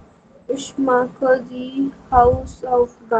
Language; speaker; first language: German; non-native, learner; Hindi